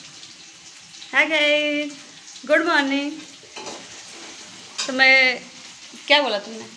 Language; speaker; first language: Hindi; native; Hindi